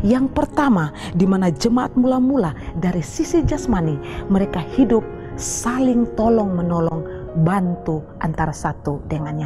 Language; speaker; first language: Indonesian; native; Indonesian